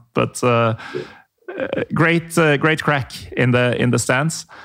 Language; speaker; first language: English; non-native, fluent; Norwegian